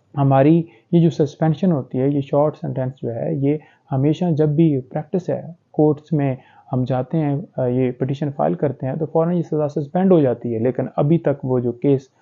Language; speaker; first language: Urdu; native; Urdu